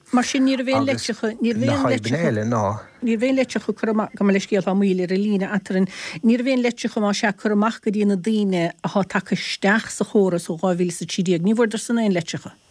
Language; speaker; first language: Irish; native; Irish